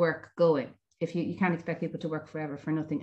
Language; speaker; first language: English; native; English